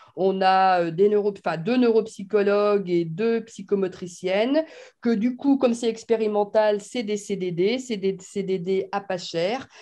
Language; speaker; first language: French; native; French